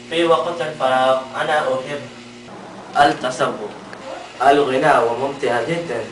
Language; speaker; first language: Arabic; non-native, learner; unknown